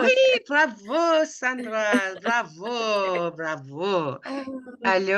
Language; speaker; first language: French; non-native, fluent; English